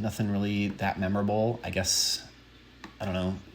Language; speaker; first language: English; native; English